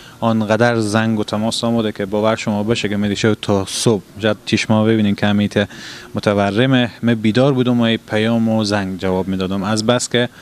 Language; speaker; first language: Persian; native; Persian